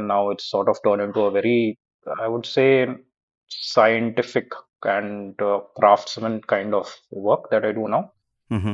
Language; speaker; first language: English; non-native, local second language; Urdu